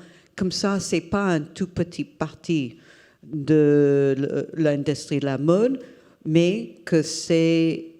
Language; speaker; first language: French; non-native, fluent; English